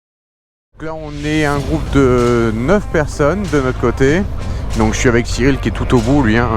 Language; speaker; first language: French; native; French